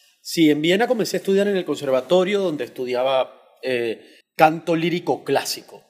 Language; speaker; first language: Spanish; native; Spanish